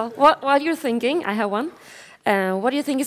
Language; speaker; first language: English; non-native, fluent; Swedish